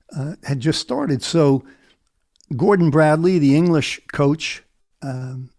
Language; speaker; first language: English; native; English